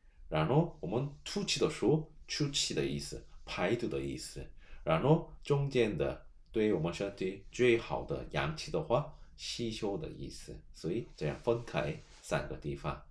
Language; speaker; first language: Chinese; non-native, learner; Korean